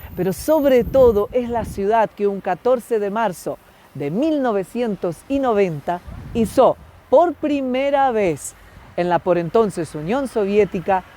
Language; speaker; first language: Spanish; non-native, fluent; Ukrainian